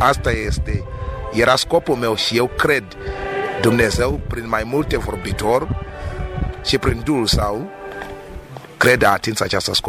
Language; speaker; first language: Romanian; non-native, learner; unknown